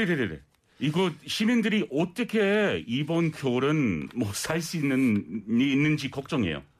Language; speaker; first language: Korean; non-native, learner; English